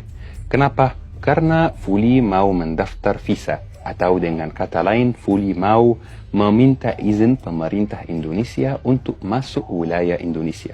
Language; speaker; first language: Indonesian; non-native, fluent; Arabic